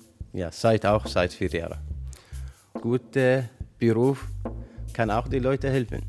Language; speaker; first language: German; non-native, learner; Arabic